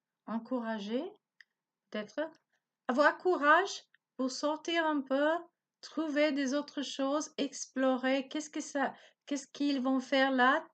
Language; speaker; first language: French; non-native, learner; Spanish